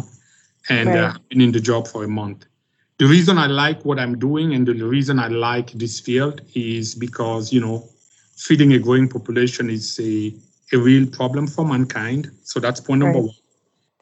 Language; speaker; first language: English; non-native, local second language; French